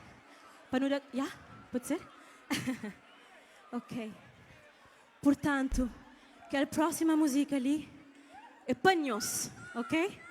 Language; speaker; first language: Portuguese; non-native, local second language; Kabuverdianu